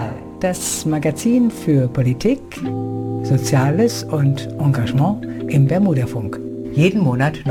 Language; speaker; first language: German; native; German